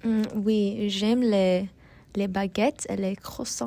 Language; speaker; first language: French; non-native, learner; English